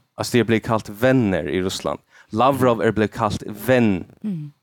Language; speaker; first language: Swedish; non-native, learner; Faroese